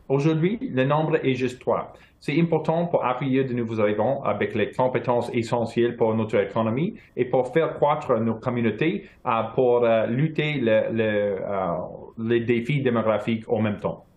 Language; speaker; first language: French; non-native, local second language; English